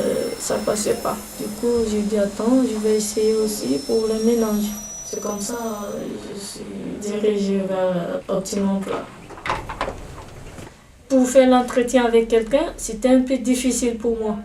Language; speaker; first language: French; non-native, learner; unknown